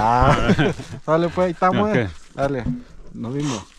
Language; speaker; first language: Spanish; native; Spanish